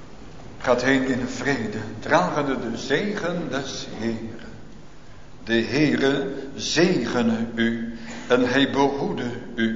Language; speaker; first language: Dutch; native; Dutch